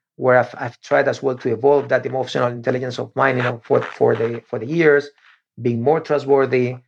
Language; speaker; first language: English; non-native, fluent; Spanish